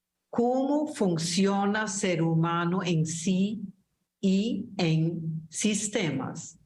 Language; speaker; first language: Portuguese; non-native, fluent; German